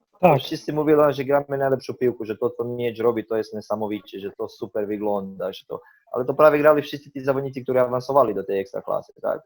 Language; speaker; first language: Polish; non-native, fluent; Croatian